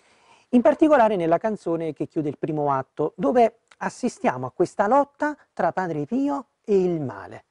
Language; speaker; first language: Italian; native; Italian